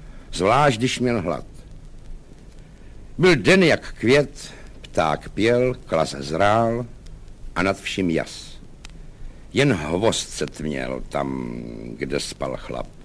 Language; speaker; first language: Czech; native; Czech